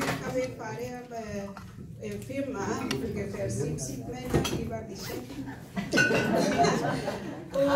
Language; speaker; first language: German; non-native, learner; Spanish